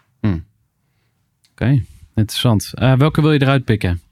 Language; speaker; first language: Dutch; native; Dutch